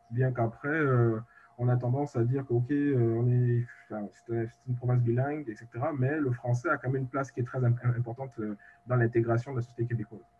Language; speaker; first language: French; native; French